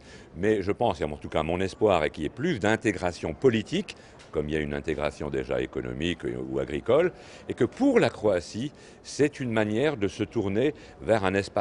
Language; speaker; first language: French; native; French